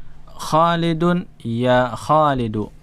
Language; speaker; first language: Arabic; non-native, fluent; Indonesian